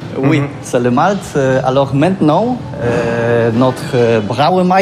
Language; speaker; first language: French; non-native, learner; Polish